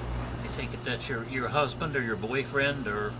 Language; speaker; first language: English; native; English